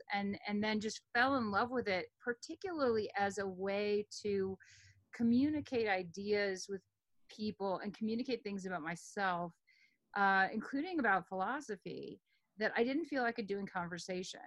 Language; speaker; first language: English; native; English